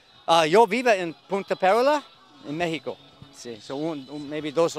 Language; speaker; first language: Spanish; non-native, learner; English